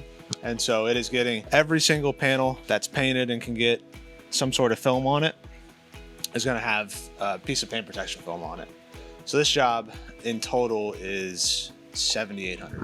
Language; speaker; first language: English; native; English